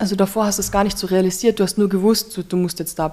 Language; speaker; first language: German; native; German